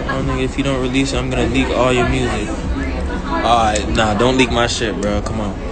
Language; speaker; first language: English; native; English